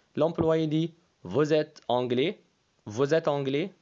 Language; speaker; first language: French; non-native, fluent; Arabic